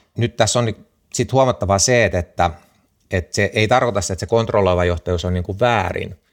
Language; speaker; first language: Finnish; native; Finnish